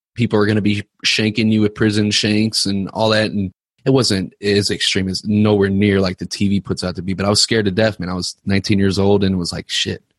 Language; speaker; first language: English; native; English